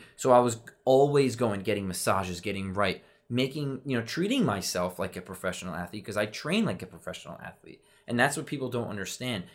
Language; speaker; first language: English; native; English